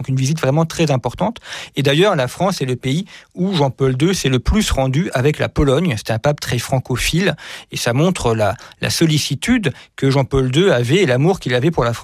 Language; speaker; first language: French; native; French